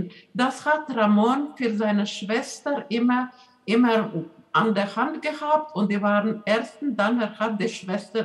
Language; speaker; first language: German; non-native, fluent; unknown